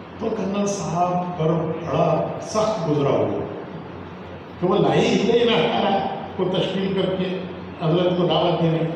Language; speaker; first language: Urdu; native; Urdu